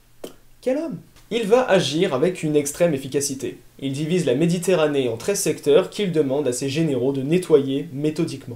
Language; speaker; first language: French; native; French